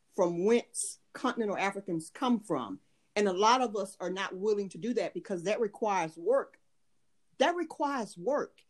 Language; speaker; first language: English; native; English